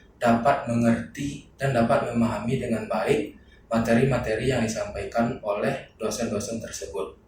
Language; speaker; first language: Indonesian; non-native, local second language; Minangkabau